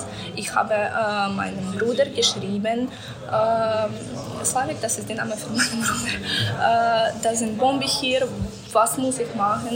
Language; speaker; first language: German; non-native, learner; Ukrainian